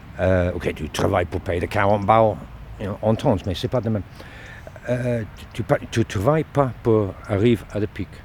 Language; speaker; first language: French; non-native, learner; English